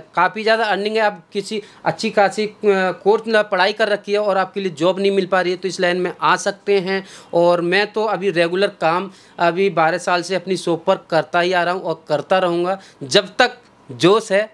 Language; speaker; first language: Hindi; native; Hindi